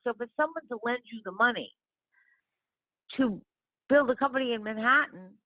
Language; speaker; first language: English; native; English